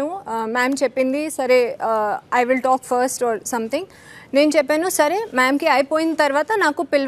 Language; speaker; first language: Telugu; non-native, learner; Hindi